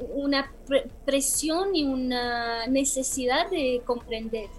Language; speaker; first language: Spanish; non-native, fluent; Romanian